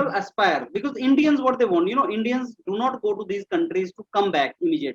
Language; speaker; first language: English; non-native, local second language; Hindi